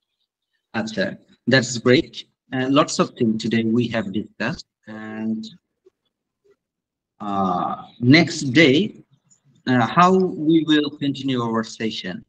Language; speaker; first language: English; non-native, fluent; Bangla